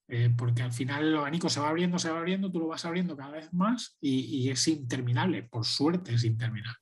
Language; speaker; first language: Spanish; native; Spanish